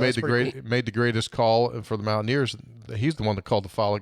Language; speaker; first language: English; native; English